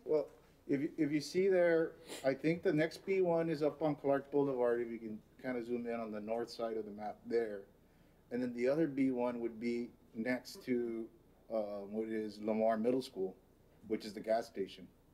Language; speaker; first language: English; early bilingual, other home language; Spanish